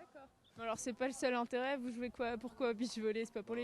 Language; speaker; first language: French; native; French